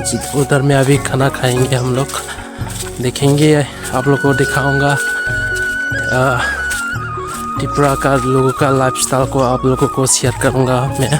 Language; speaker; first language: Hindi; non-native, local second language; Kok Borok